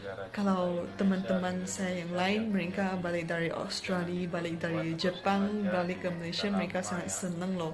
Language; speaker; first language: Indonesian; non-native, fluent; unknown